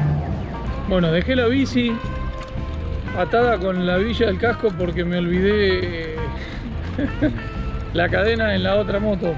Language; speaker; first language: Spanish; native; Spanish